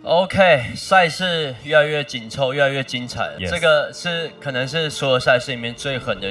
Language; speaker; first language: Chinese; native; Chinese